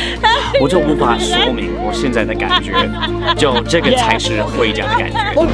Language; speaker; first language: Chinese; non-native, fluent; English